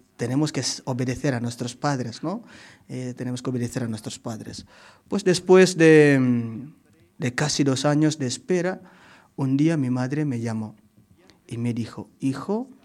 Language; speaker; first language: Spanish; non-native, fluent; Indonesian